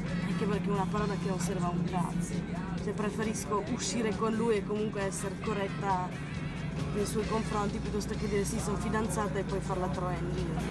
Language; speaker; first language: Italian; non-native, fluent; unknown